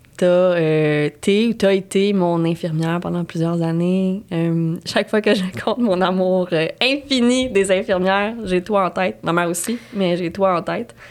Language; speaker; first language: French; native; French